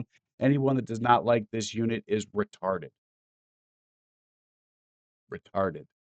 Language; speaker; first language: English; native; English